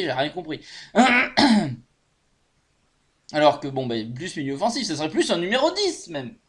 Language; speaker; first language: French; native; French